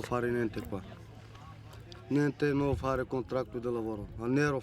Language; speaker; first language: Italian; non-native, learner; Bulgarian